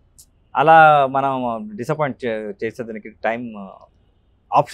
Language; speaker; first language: Telugu; non-native, local second language; Kannada